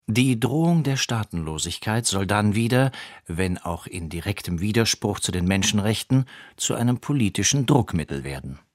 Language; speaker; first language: German; native; German